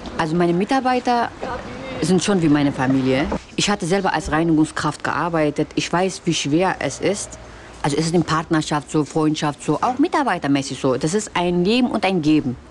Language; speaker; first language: German; non-native, fluent; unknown